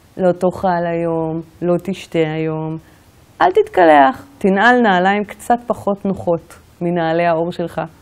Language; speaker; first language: Hebrew; native; Hebrew